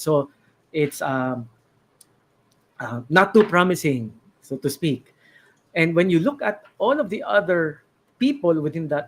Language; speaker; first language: English; non-native, local second language; Filipino